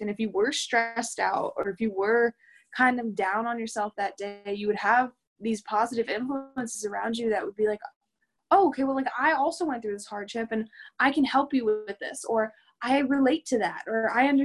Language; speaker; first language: English; native; English